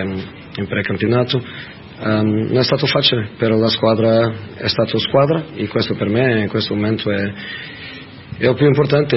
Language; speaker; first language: Italian; non-native, fluent; Portuguese